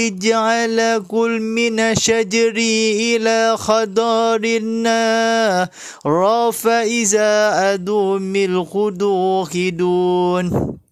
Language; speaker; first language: Arabic; non-native, fluent; Malay